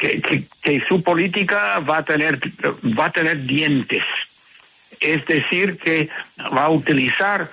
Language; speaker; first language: Spanish; non-native, fluent; English